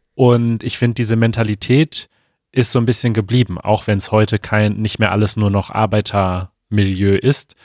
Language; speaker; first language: German; native; German